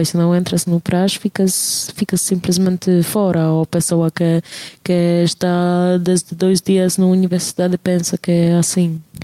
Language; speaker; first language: Portuguese; non-native, fluent; Polish